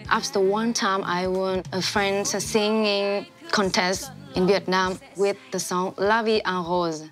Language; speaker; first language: English; non-native, learner; Vietnamese